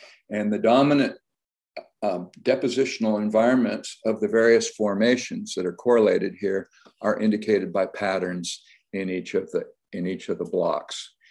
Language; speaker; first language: English; native; English